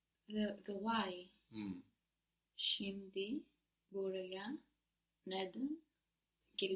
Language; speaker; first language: Turkish; non-native, learner; English